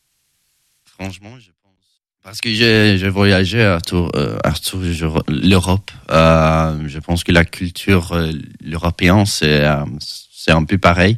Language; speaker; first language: French; non-native, learner; Swedish